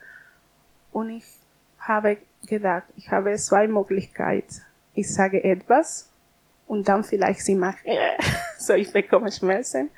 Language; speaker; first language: German; non-native, learner; Spanish